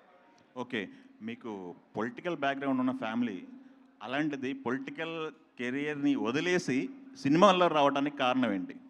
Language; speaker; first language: Telugu; native; Telugu